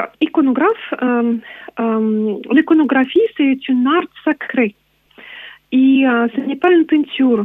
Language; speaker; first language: French; non-native, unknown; Russian